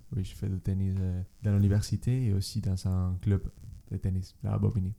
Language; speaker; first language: French; non-native, fluent; Spanish